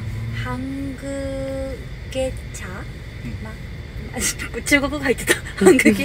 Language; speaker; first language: Korean; non-native, learner; Japanese